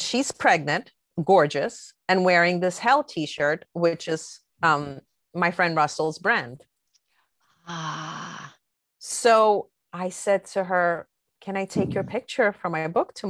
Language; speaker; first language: English; native; English